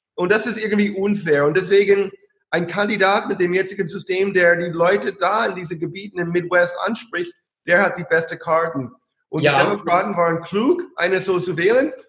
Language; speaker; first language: German; non-native, fluent; English